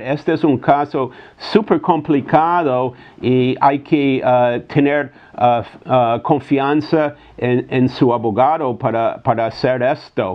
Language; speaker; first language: Spanish; non-native, fluent; English